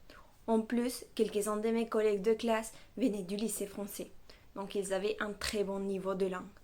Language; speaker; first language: French; non-native, fluent; Spanish